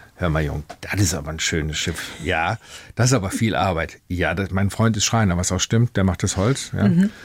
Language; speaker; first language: German; native; German